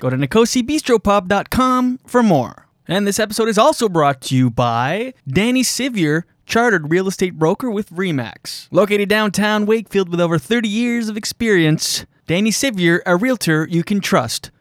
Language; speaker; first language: English; early bilingual, other home language; French